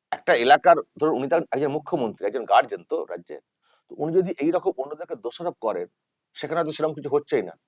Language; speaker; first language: Bangla; native; Bangla